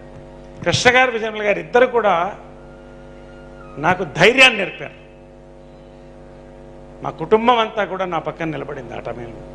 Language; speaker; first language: Telugu; native; Telugu